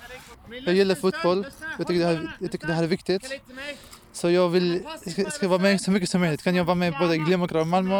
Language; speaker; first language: Swedish; non-native, fluent; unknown